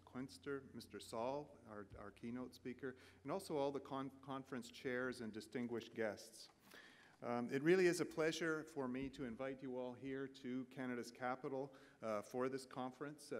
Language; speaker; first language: English; native; English